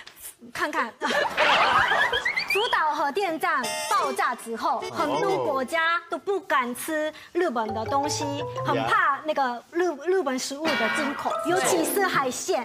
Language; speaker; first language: Chinese; non-native, fluent; Korean